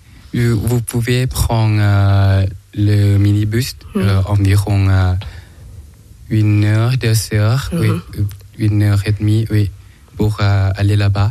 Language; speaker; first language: French; non-native, learner; Thai